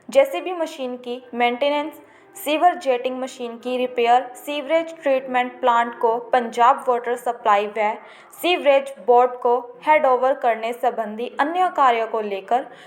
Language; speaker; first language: Hindi; non-native, local second language; Punjabi